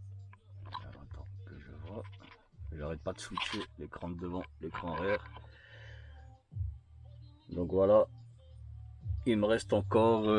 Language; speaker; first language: French; native; French